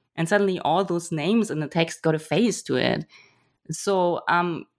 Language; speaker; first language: English; non-native, fluent; German